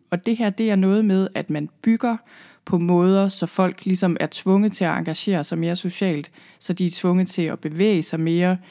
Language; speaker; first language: Danish; native; Danish